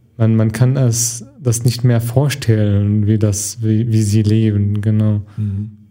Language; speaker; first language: German; non-native, fluent; Arabic